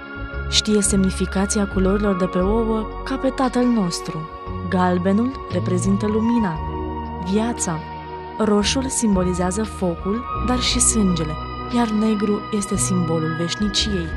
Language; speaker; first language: Romanian; native; Romanian